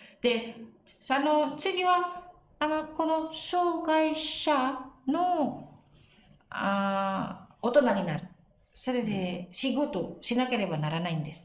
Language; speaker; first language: Japanese; non-native, learner; Indonesian